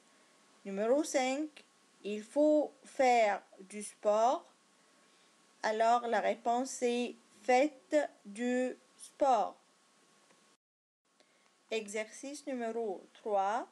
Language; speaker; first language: French; non-native, fluent; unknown